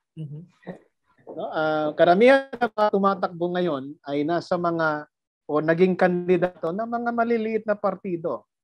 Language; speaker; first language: Filipino; non-native, local second language; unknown